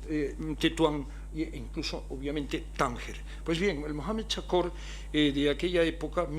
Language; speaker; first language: Spanish; native; Spanish